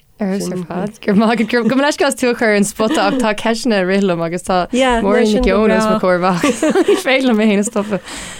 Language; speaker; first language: Irish; non-native, local second language; English